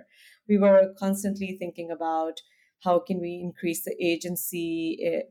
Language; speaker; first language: English; non-native, local second language; Hindi